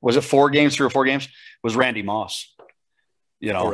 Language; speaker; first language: English; native; English